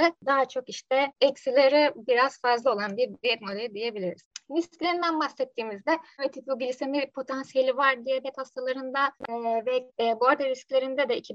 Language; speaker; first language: Turkish; native; Turkish